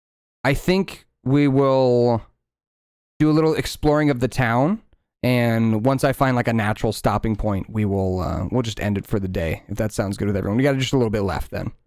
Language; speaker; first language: English; native; English